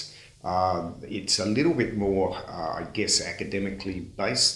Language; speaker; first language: English; native; English